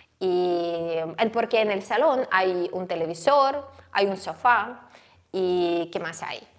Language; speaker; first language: Spanish; non-native, fluent; Ukrainian